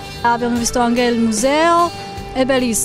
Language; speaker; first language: Italian; non-native, fluent; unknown